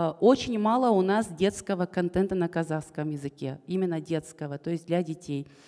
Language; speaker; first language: Russian; non-native, local second language; Kazakh